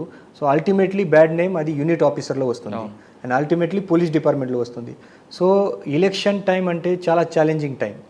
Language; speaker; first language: Telugu; non-native, learner; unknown